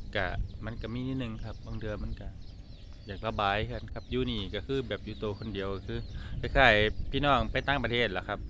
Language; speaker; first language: Thai; native; Thai